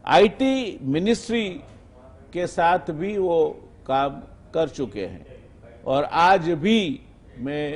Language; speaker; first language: Hindi; non-native, local second language; Gujarati